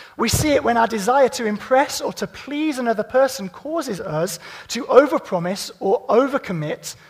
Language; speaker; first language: English; native; English